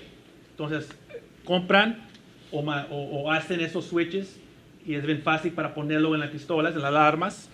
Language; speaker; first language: Spanish; early bilingual, heritage; Spanish